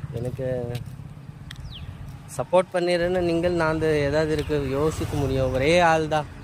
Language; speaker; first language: Tamil; native; Tamil